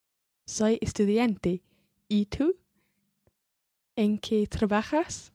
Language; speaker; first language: Spanish; non-native, learner; English